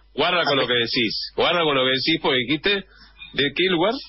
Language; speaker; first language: Spanish; native; Spanish